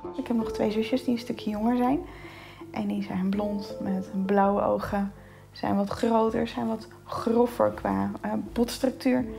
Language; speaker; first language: Dutch; native; Dutch